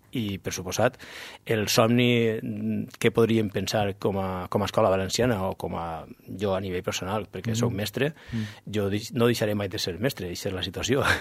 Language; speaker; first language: Catalan; native; Catalan